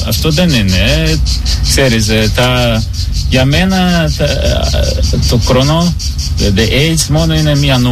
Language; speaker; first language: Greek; non-native, learner; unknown